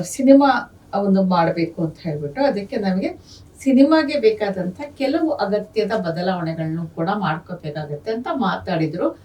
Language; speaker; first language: Kannada; non-native, local second language; Urdu